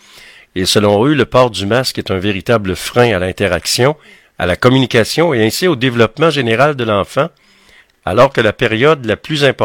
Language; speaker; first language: French; native; French